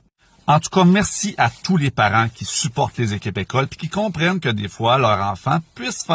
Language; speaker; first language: French; native; French